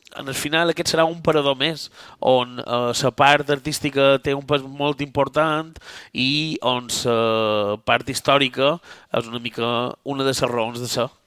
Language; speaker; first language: Catalan; native; Catalan